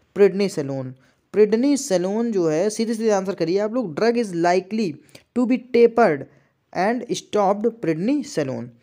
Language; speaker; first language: Hindi; native; Hindi